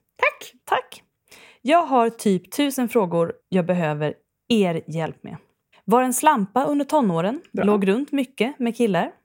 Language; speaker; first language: Swedish; native; Swedish